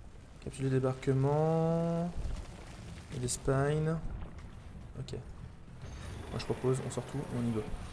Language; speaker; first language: French; native; French